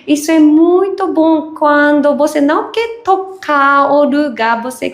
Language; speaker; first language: Portuguese; non-native, learner; Japanese